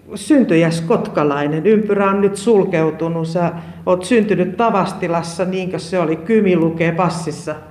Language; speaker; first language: Finnish; native; Finnish